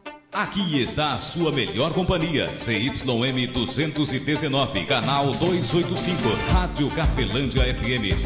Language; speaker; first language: Portuguese; native; Portuguese